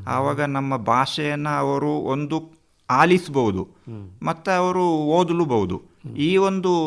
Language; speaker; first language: Kannada; non-native, local second language; Kodava